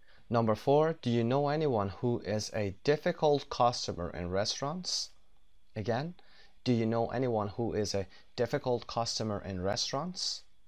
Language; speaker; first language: English; non-native, fluent; Persian